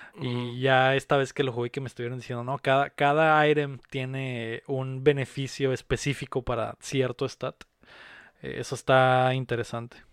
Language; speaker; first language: Spanish; native; Spanish